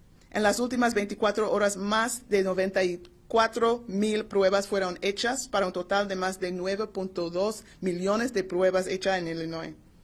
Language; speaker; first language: Spanish; non-native, learner; English